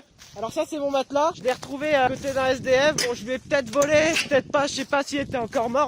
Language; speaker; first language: French; native; French